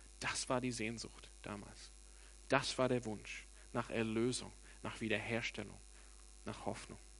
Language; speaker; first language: German; non-native, fluent; English